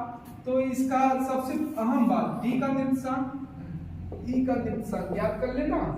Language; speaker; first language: Hindi; native; Hindi